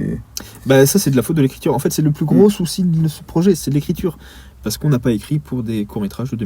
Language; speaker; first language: French; native; French